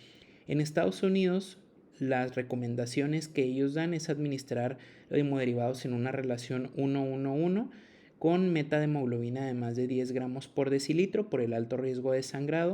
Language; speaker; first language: Spanish; native; Spanish